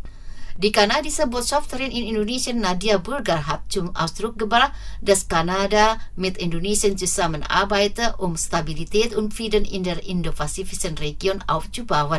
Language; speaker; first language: German; non-native, fluent; Indonesian